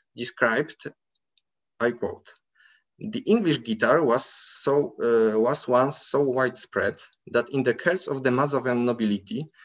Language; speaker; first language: English; non-native, fluent; Polish